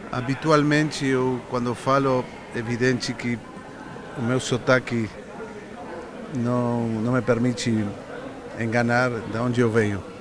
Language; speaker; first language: Portuguese; non-native, fluent; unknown